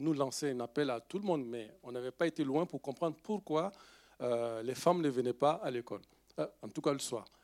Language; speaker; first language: French; non-native, local second language; Dyula